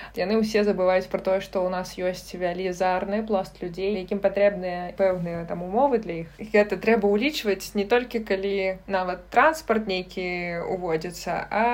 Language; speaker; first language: Belarusian; non-native, local second language; Russian